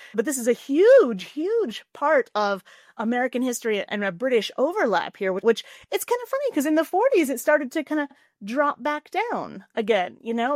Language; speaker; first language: English; native; English